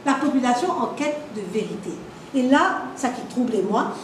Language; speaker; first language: French; non-native, local second language; Morisyen